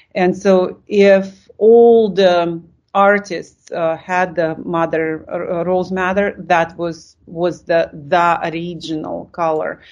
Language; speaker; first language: English; non-native, fluent; Lithuanian